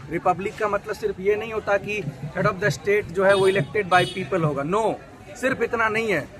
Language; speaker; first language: Hindi; native; Hindi